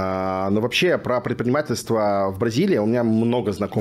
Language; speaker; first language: Russian; native; Russian